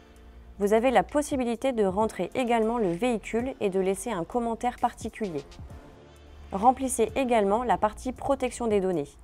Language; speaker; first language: French; native; French